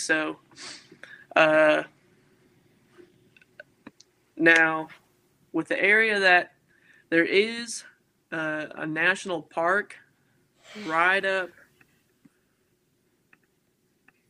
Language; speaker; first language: English; native; English